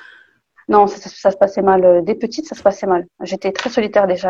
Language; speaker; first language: French; native; French